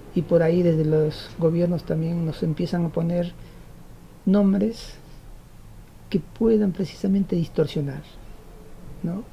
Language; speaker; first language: Spanish; native; Spanish